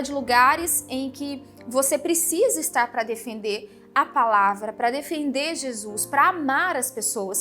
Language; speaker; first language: Portuguese; native; Portuguese